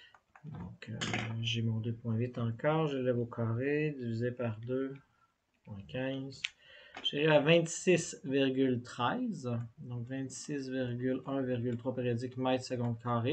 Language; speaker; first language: French; native; French